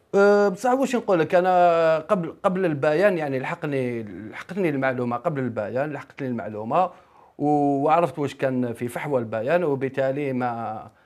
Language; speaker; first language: Arabic; native; Arabic